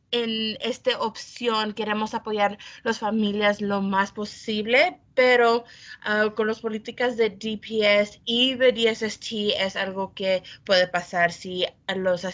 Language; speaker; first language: Spanish; early bilingual, heritage; Spanish